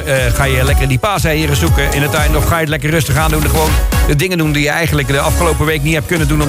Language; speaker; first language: Dutch; native; Dutch